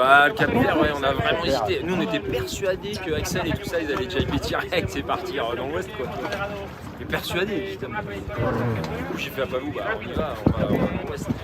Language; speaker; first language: French; native; French